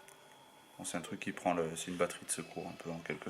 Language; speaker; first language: French; native; French